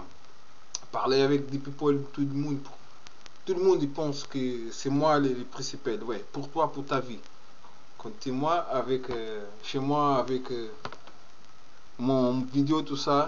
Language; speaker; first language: French; non-native, learner; Portuguese